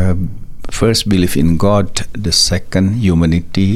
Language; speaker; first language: English; non-native, learner; Indonesian